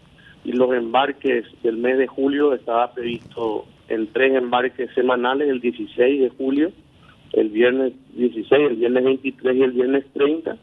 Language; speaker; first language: Spanish; native; Spanish